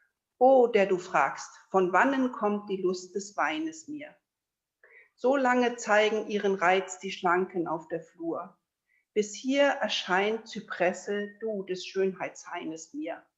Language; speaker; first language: German; native; German